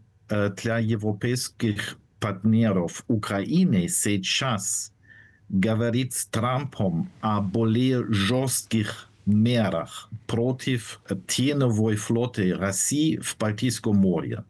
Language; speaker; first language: Russian; non-native, fluent; German